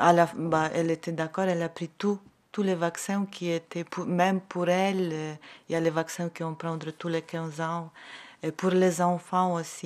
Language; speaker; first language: French; non-native, learner; Ukrainian